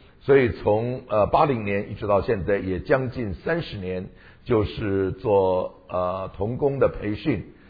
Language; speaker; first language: Chinese; native; Chinese